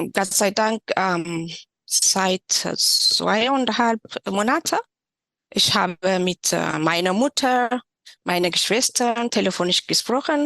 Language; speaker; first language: German; non-native, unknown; Tigrinya